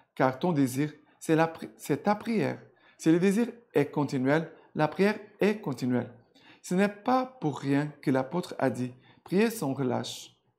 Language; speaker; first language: French; non-native, fluent; Portuguese